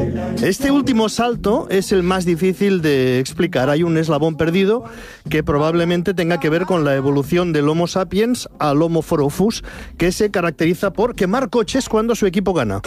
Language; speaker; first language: Spanish; native; Spanish